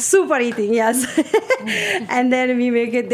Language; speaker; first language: English; non-native, learner; Persian